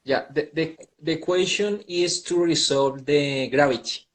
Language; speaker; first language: English; non-native, learner; Spanish